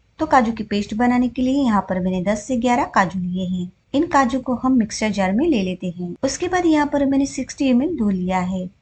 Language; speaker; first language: Hindi; native; Hindi